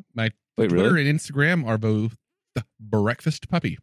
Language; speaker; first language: English; native; English